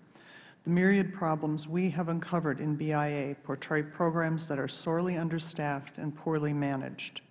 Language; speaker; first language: English; native; English